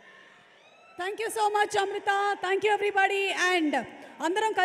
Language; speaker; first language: Telugu; native; Telugu